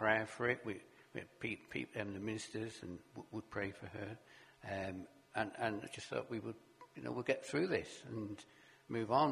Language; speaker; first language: English; native; English